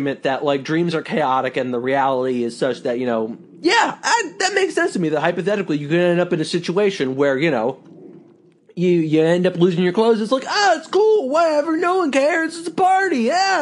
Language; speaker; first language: English; native; English